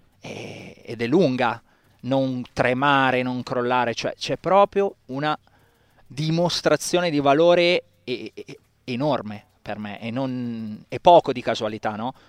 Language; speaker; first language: Italian; native; Italian